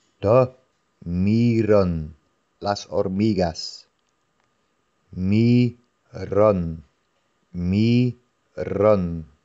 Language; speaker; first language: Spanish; non-native, fluent; Dutch